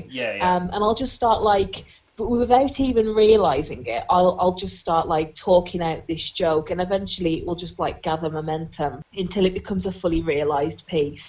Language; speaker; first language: English; native; English